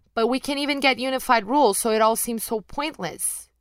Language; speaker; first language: English; non-native, fluent; Portuguese